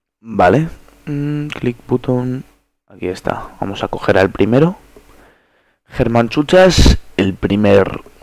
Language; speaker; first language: Spanish; early bilingual, other home language; Polish